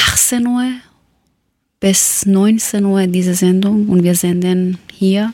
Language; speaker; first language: German; non-native, fluent; Persian